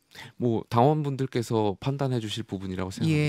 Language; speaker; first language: Korean; native; Korean